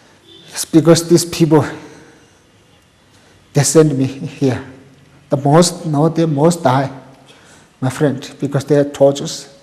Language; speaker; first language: English; non-native, local second language; Tibetan